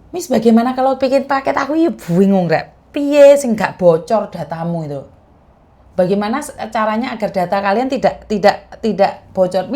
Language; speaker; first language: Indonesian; non-native, local second language; Javanese